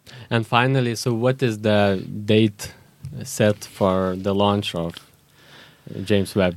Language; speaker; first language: English; non-native, fluent; Lithuanian